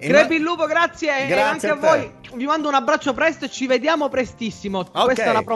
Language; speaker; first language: Italian; native; Italian